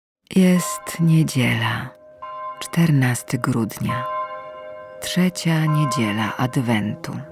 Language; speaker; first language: Polish; native; Polish